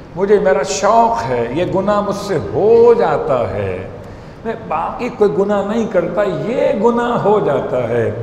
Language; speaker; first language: Urdu; native; Urdu